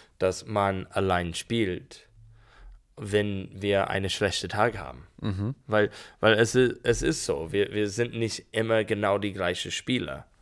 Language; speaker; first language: German; non-native, learner; English